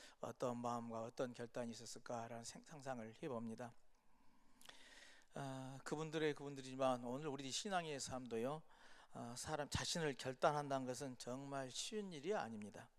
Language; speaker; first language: Korean; native; Korean